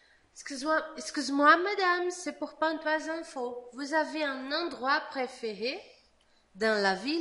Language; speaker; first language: French; non-native, fluent; Portuguese